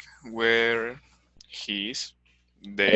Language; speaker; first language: English; non-native, learner; Spanish